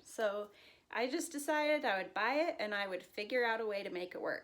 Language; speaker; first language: English; native; English